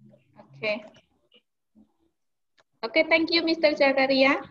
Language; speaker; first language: English; non-native, learner; Indonesian